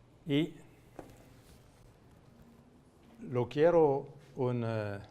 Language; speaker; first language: Spanish; non-native, fluent; French